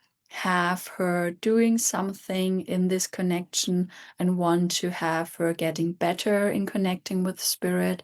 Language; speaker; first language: English; non-native, fluent; German